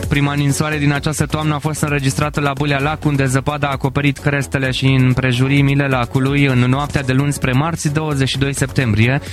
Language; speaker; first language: Romanian; native; Romanian